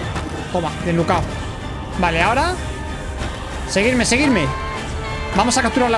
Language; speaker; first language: Spanish; native; Spanish